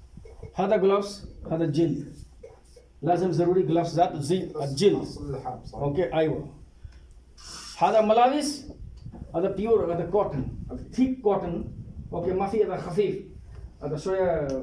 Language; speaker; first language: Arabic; non-native, learner; Hindi